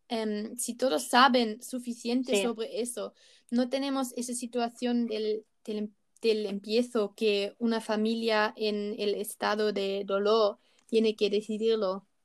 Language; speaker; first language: Spanish; non-native, learner; German